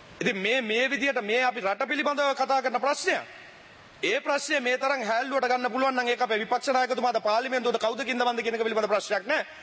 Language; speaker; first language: Sinhala; native; Sinhala